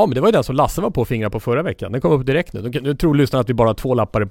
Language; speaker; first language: Swedish; native; Swedish